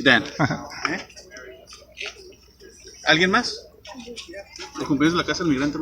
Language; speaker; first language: Spanish; native; Spanish